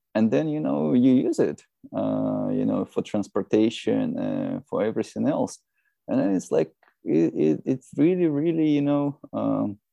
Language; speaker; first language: English; non-native, fluent; Russian